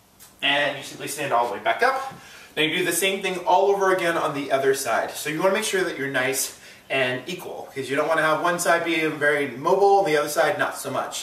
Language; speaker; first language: English; native; English